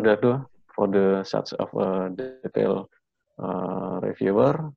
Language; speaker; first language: English; non-native, learner; Indonesian